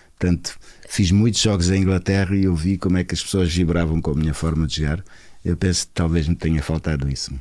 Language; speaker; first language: Portuguese; non-native, local second language; Kabuverdianu